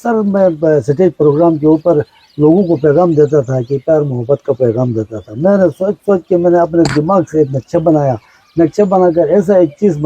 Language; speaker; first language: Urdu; non-native, local second language; Shina